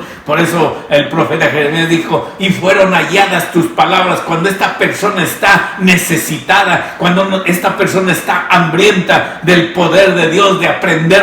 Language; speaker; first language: Spanish; native; Spanish